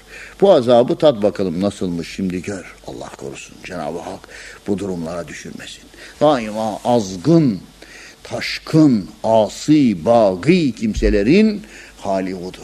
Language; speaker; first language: Turkish; native; Turkish